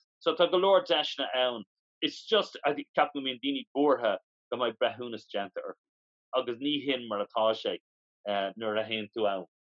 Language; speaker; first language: Irish; non-native, local second language; English